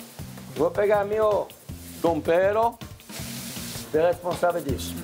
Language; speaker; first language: Portuguese; non-native, fluent; French